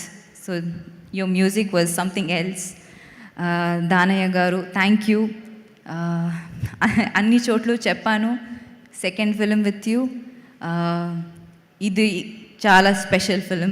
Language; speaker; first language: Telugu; non-native, local second language; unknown